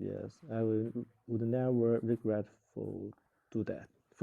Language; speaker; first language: English; non-native, learner; Chinese